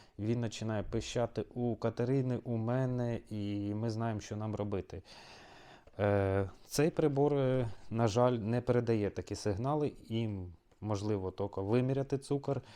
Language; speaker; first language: Ukrainian; non-native, local second language; Russian